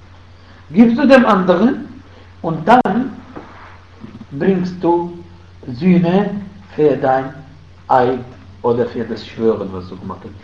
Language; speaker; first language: German; non-native, fluent; Arabic